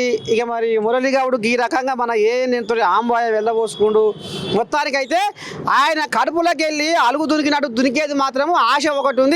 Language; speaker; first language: Telugu; native; Telugu